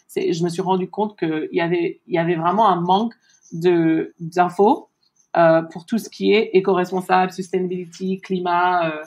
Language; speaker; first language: French; early bilingual, heritage; French